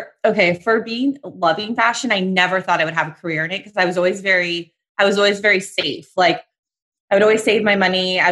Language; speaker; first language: English; native; English